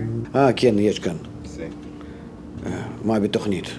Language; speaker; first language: Hebrew; non-native, fluent; Russian